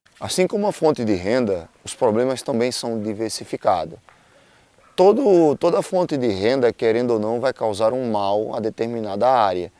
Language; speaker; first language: Portuguese; native; Portuguese